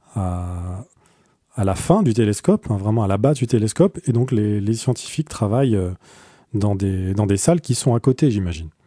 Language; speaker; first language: French; native; French